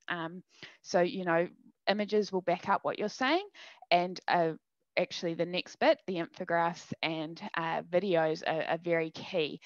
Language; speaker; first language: English; native; English